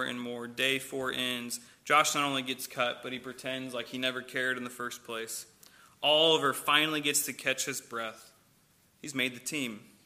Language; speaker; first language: English; native; English